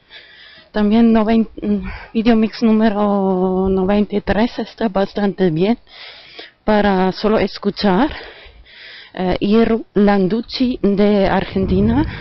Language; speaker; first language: Spanish; non-native, fluent; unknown